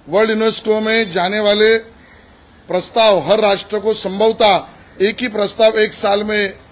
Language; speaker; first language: Hindi; non-native, local second language; Marathi